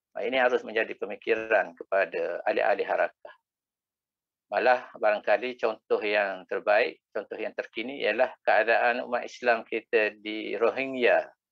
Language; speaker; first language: Malay; native; Malay